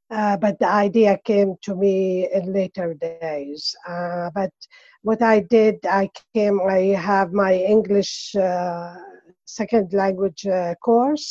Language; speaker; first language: English; non-native, learner; Arabic